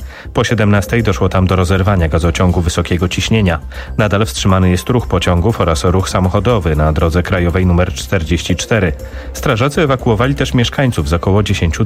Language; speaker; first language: Polish; native; Polish